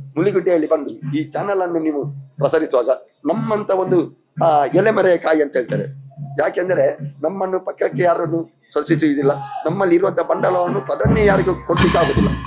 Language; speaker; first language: Kannada; non-native, local second language; Tulu